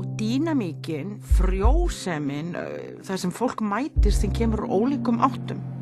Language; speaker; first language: Icelandic; native; Icelandic